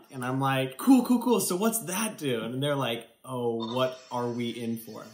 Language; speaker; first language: English; native; English